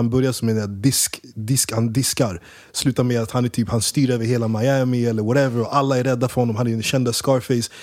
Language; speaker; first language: Swedish; early bilingual, other home language; English